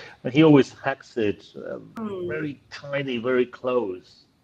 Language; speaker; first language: English; non-native, fluent; Spanish